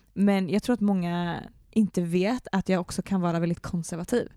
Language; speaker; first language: Swedish; native; Swedish